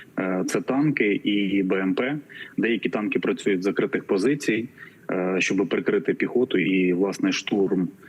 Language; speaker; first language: Ukrainian; native; Ukrainian